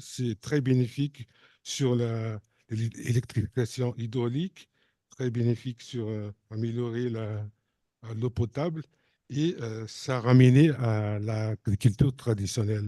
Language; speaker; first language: French; non-native, local second language; Malagasy